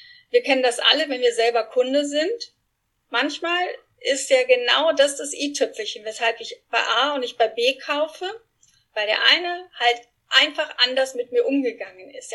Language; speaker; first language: German; non-native, fluent; Spanish